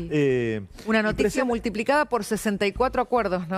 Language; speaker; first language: Spanish; native; Spanish